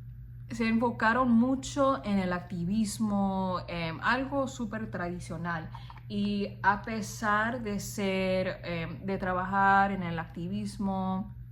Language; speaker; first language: Spanish; non-native, fluent; English